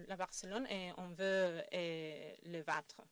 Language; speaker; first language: French; non-native, fluent; Spanish